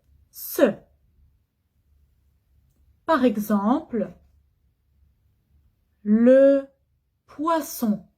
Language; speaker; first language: French; non-native, fluent; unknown